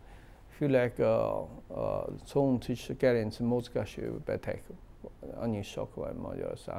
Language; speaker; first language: Hungarian; non-native, learner; Chinese